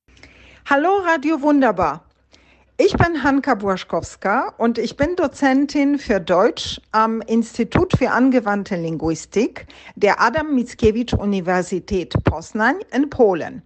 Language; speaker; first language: German; non-native, fluent; Polish